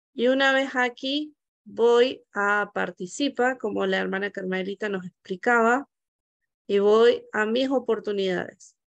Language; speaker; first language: Spanish; native; Spanish